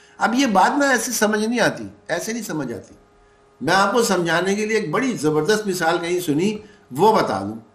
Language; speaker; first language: Urdu; native; Urdu